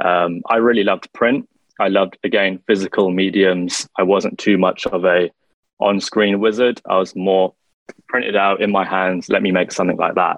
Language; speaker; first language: English; native; English